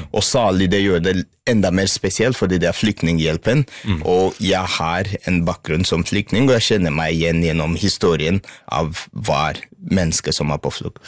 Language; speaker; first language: Norwegian; non-native, fluent; Swahili